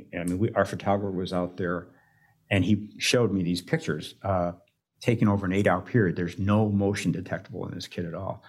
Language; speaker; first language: English; native; English